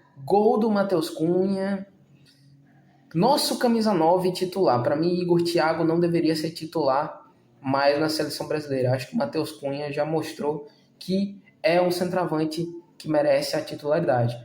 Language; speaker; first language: Portuguese; native; Portuguese